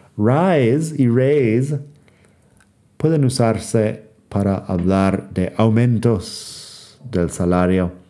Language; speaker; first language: Spanish; non-native, fluent; English